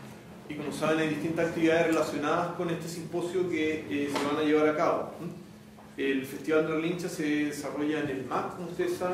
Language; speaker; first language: Spanish; native; Spanish